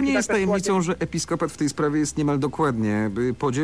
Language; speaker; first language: Polish; native; Polish